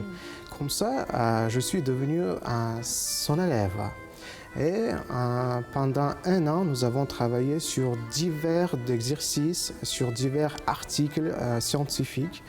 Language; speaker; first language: French; non-native, fluent; Uzbek